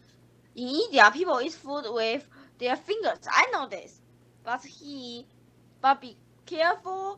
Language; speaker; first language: English; non-native, learner; Chinese